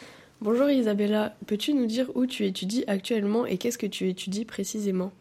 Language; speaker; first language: French; native; French